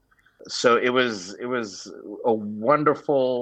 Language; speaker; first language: English; native; English